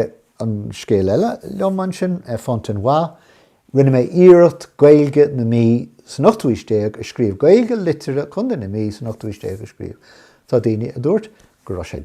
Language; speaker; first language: Irish; non-native, local second language; English